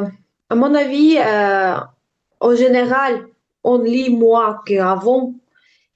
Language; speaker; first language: French; non-native, learner; Ukrainian